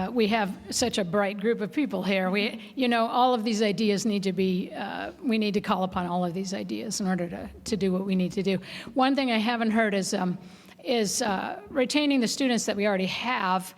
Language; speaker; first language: English; native; English